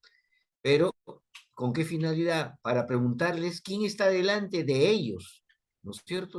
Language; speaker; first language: Spanish; native; Spanish